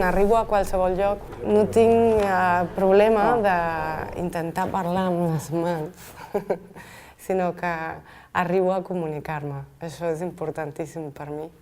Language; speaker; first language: Catalan; non-native, fluent; Portuguese